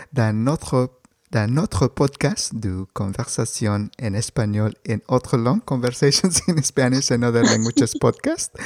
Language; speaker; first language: French; non-native, learner; Spanish